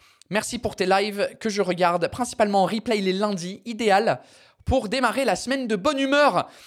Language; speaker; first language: French; non-native, fluent; English